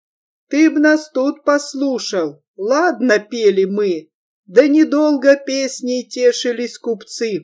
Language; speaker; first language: Russian; native; Russian